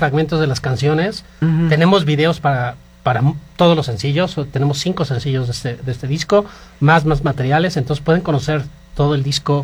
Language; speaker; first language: Spanish; native; Spanish